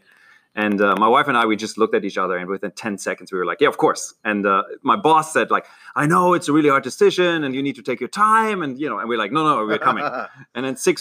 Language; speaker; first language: English; non-native, fluent; German